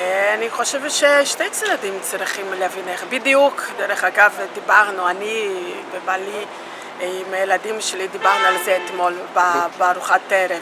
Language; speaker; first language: Hebrew; non-native, fluent; Portuguese